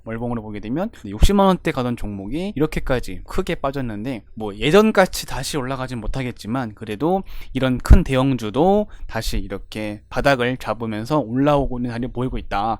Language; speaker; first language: Korean; native; Korean